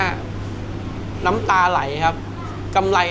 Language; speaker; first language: Thai; native; Thai